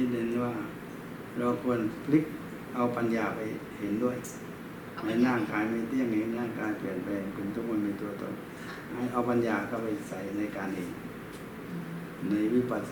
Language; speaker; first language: Thai; native; Thai